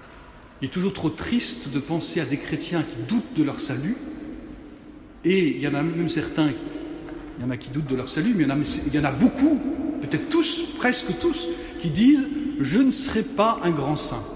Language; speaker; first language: French; native; French